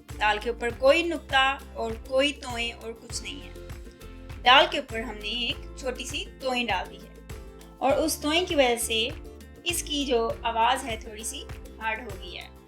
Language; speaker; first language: Urdu; native; Urdu